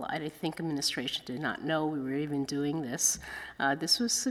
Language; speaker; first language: English; early bilingual, other home language; Cantonese